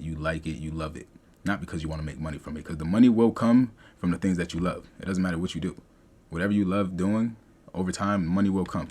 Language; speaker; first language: English; native; English